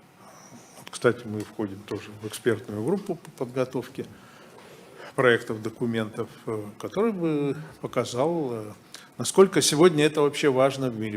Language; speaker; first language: Russian; native; Russian